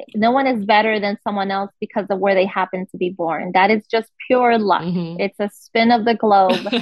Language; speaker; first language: English; non-native, fluent; Portuguese